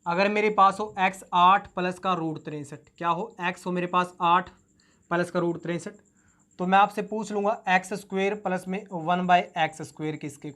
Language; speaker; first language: Hindi; native; Hindi